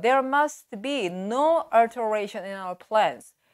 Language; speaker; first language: English; non-native, fluent; Korean